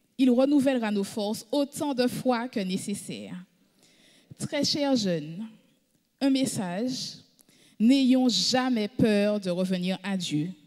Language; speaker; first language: French; native; French